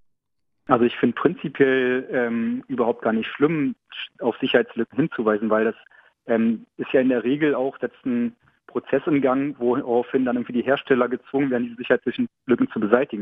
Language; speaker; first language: German; native; German